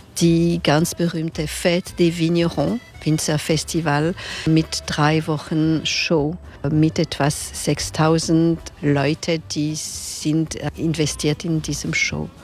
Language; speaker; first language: German; non-native, local second language; French